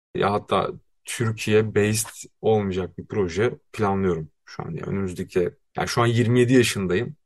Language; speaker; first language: Turkish; native; Turkish